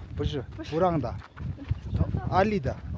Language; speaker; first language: Chinese; non-native, local second language; Tibetan